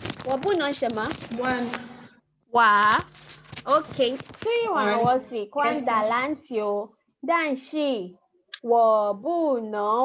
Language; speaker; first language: Chinese; non-native, fluent; Yoruba